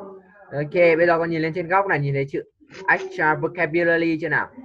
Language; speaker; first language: Vietnamese; native; Vietnamese